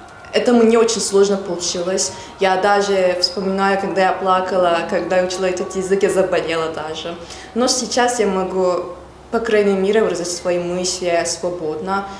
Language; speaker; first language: Russian; non-native, fluent; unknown